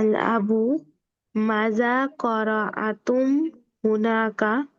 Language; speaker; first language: Arabic; non-native, learner; Bangla